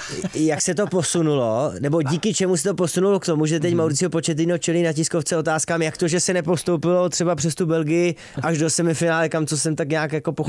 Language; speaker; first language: Czech; native; Czech